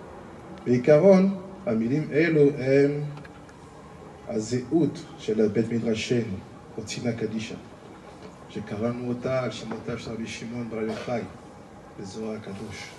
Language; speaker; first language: Hebrew; non-native, learner; French